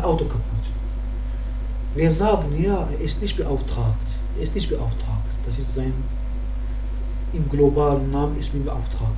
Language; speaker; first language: German; non-native, learner; Arabic